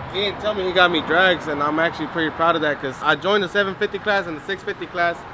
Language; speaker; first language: English; early bilingual, other home language; Spanish